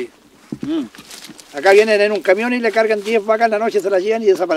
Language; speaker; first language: Spanish; native; Spanish